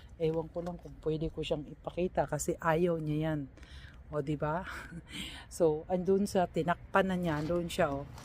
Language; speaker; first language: Filipino; native; Filipino